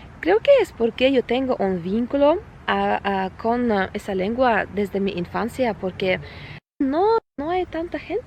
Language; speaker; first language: Spanish; non-native, fluent; Kazakh